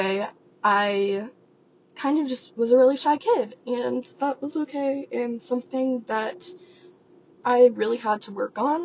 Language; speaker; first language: English; native; English